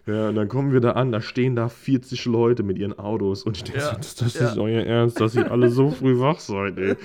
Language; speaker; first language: German; native; German